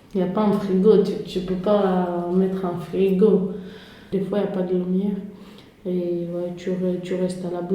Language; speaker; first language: French; non-native, fluent; Romanian